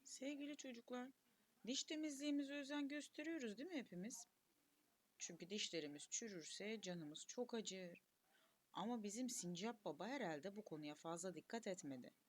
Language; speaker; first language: Turkish; native; Turkish